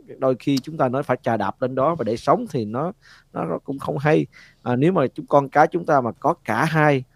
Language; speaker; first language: Vietnamese; early bilingual, heritage; Vietnamese